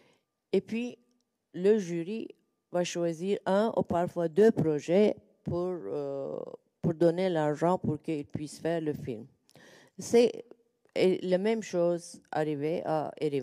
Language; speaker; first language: French; non-native, learner; Turkish